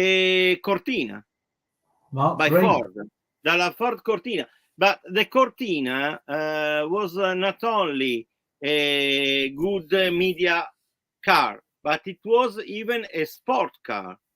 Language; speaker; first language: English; non-native, learner; Italian